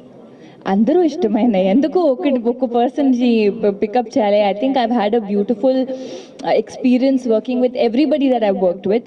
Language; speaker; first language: Telugu; non-native, local second language; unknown